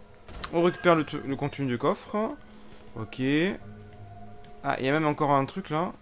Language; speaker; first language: French; native; French